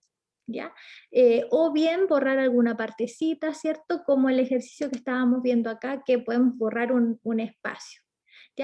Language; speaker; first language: Spanish; native; Spanish